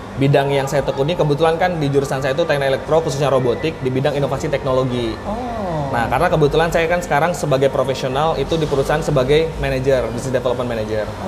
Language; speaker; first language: Indonesian; native; Indonesian